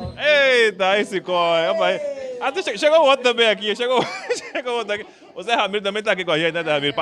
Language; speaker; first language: Portuguese; native; Portuguese